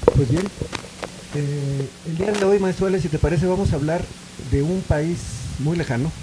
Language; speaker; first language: Spanish; native; Spanish